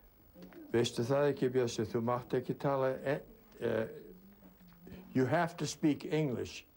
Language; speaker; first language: Icelandic; early bilingual, heritage; Icelandic